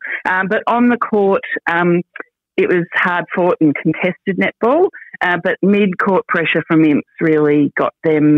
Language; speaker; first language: English; native; English